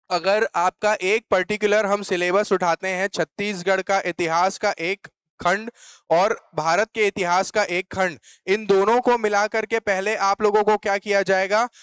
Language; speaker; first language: Hindi; native; Hindi